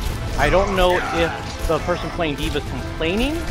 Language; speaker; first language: English; native; English